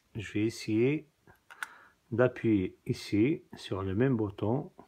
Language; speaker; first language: French; non-native, local second language; Kabyle